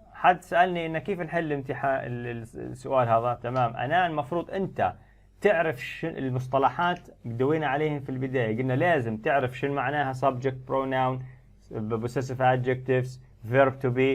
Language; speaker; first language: Arabic; native; Arabic